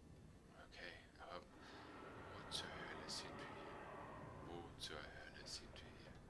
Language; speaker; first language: German; native; German